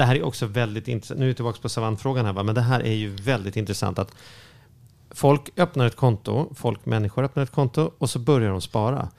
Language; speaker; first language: Swedish; native; Swedish